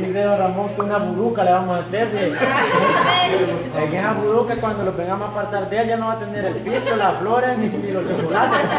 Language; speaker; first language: Spanish; native; Spanish